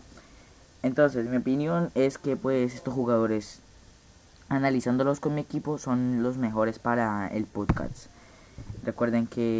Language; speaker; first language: Spanish; native; Spanish